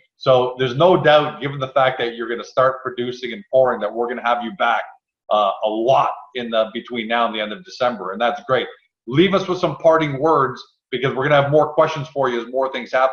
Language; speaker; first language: English; native; English